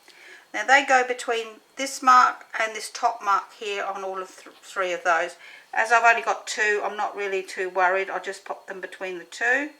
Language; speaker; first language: English; native; English